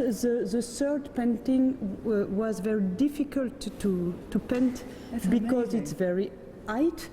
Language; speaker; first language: English; non-native, learner; French